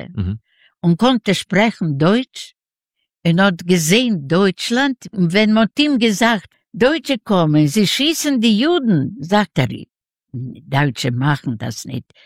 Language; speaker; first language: German; non-native, learner; Yiddish